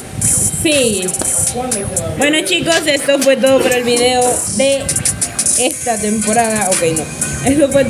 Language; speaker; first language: Spanish; native; Spanish